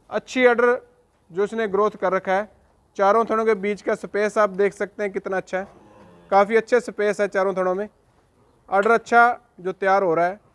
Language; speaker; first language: Hindi; native; Hindi